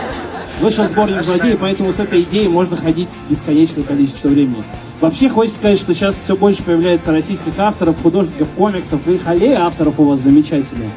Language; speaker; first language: Russian; native; Russian